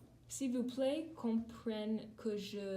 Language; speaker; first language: French; non-native, learner; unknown